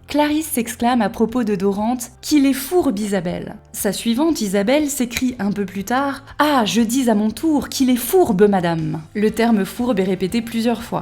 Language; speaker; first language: French; native; French